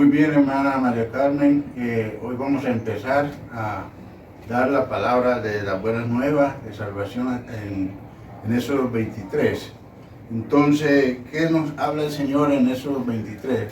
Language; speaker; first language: Spanish; native; Spanish